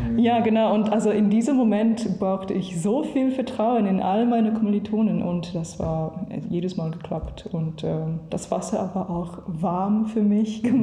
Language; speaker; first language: German; non-native, learner; English